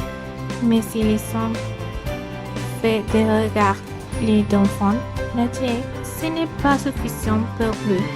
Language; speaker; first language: French; non-native, learner; Spanish